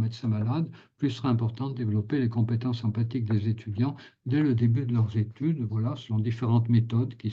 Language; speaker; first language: French; native; French